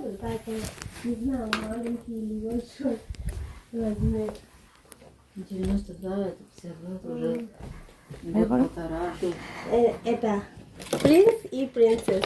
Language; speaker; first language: Russian; non-native, learner; Bangla